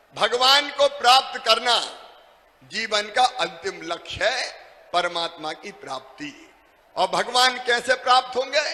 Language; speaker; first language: Hindi; native; Hindi